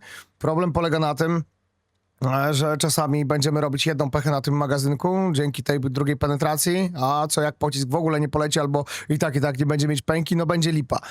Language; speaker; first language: Polish; native; Polish